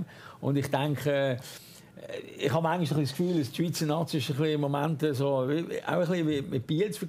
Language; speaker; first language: German; native; German